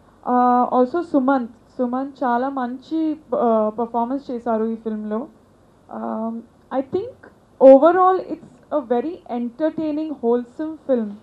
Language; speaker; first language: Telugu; non-native, local second language; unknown